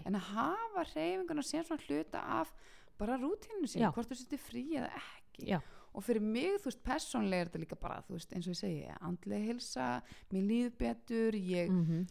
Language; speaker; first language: Icelandic; early bilingual, heritage; Icelandic